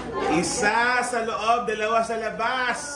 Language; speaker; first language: Filipino; native; Filipino